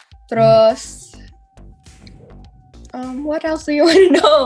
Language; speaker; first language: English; non-native, fluent; Indonesian